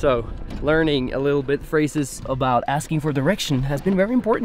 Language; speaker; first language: English; non-native, fluent; Norwegian